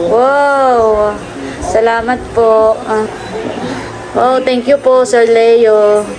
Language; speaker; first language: Filipino; native; Filipino